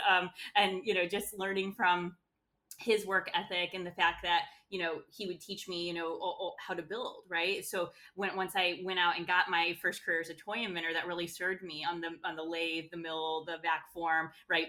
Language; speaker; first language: English; native; English